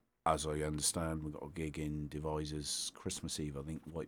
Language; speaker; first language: English; native; English